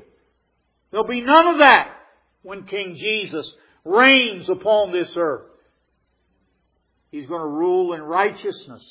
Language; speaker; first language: English; native; English